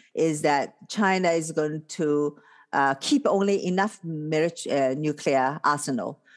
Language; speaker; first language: English; non-native, fluent; Chinese